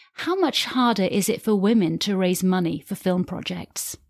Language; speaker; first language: English; native; English